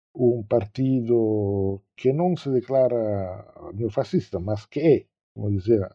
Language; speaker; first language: Portuguese; non-native, fluent; Italian